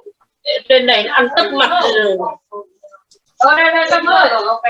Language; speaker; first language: Vietnamese; native; Vietnamese